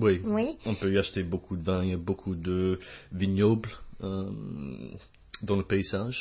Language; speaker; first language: French; non-native, fluent; English